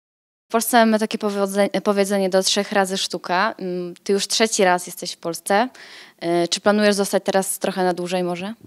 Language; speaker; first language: Polish; native; Polish